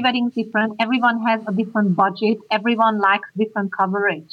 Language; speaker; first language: English; non-native, fluent; Hungarian